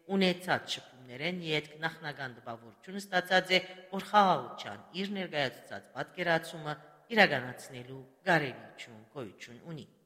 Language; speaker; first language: Armenian; early bilingual, heritage; Armenian